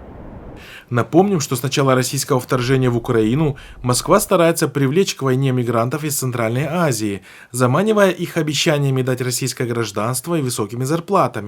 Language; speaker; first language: Russian; native; Russian